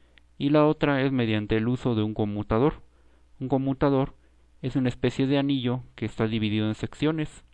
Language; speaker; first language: Spanish; native; Spanish